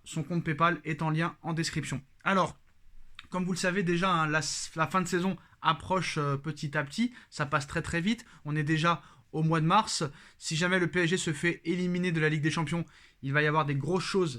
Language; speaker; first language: French; native; French